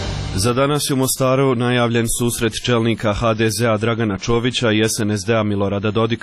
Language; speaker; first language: Croatian; native; Croatian